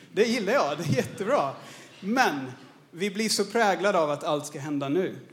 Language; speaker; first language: Swedish; non-native, fluent; English